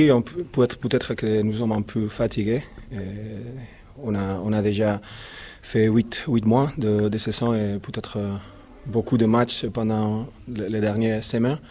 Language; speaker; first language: French; non-native, fluent; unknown